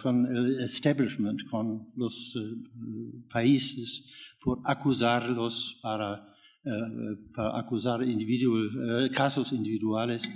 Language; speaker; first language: Spanish; non-native, fluent; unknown